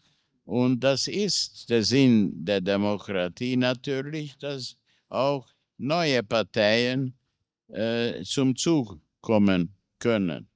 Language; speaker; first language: German; non-native, fluent; Hungarian